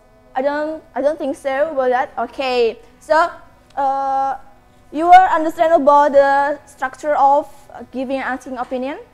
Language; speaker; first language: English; non-native, learner; Indonesian